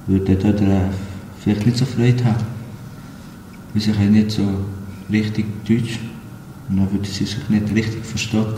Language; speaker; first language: German; early bilingual, other home language; Albanian